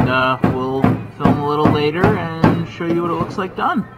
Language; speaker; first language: English; native; English